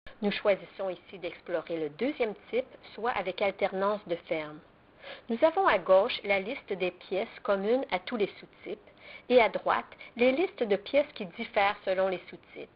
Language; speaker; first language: French; native; French